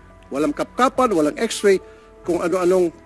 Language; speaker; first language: Filipino; native; Filipino